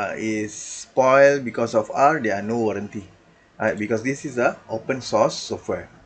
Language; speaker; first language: English; non-native, local second language; Malay